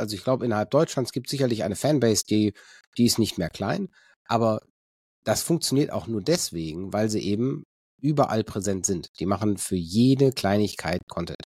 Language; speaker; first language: German; native; German